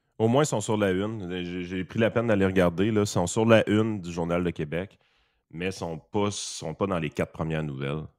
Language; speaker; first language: French; native; French